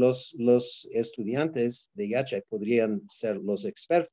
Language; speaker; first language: Spanish; non-native, fluent; English